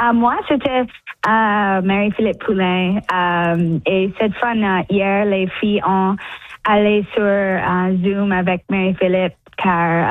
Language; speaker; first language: French; early bilingual, heritage; English